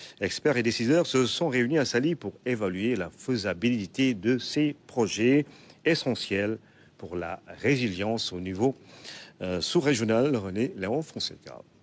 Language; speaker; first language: French; non-native, local second language; Wolof